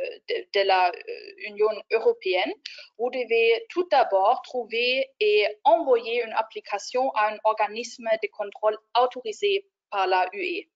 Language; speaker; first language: French; non-native, fluent; German